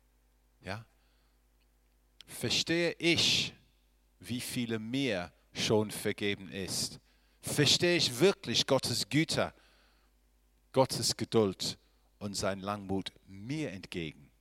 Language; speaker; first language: German; non-native, fluent; English